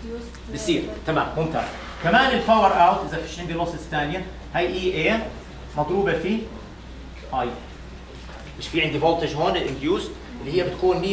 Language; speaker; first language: Arabic; native; Arabic